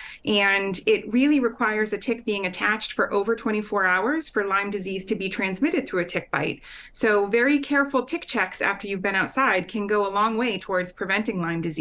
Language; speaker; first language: English; native; English